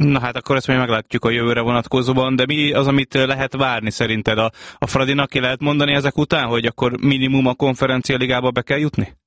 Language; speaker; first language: Hungarian; native; Hungarian